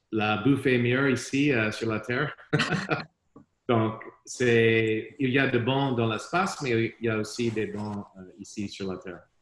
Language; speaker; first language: French; non-native, learner; English